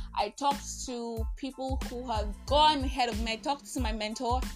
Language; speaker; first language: English; non-native, local second language; Igbo